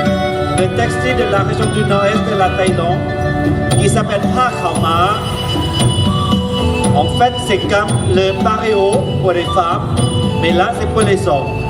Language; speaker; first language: French; non-native, fluent; Thai